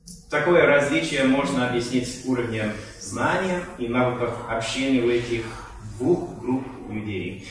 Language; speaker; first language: Russian; non-native, fluent; English